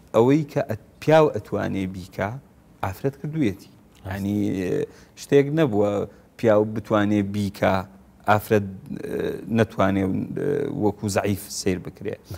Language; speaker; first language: Central Kurdish; non-native, local second language; Gurani